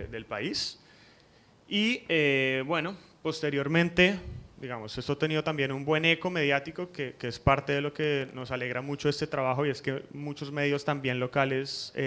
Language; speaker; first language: Spanish; native; Spanish